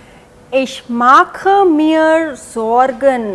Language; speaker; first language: German; non-native, fluent; Hindi